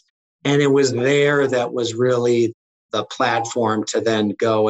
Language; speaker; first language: English; native; English